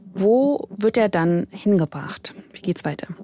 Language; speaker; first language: German; native; German